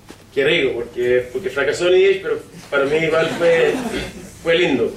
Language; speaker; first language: Spanish; non-native, fluent; Swedish